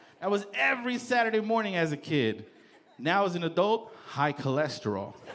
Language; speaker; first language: English; early bilingual, other home language; Spanish